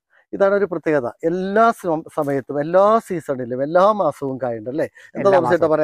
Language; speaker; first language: Malayalam; native; Malayalam